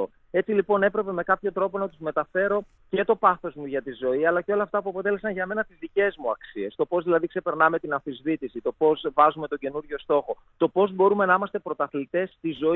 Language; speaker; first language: Greek; native; Greek